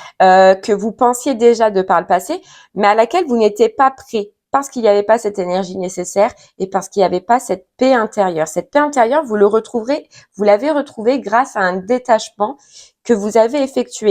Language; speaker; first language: French; native; French